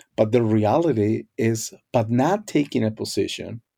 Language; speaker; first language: English; non-native, fluent; Spanish